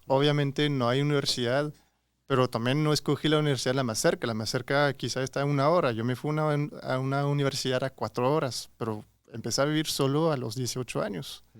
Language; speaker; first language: Spanish; non-native, fluent; French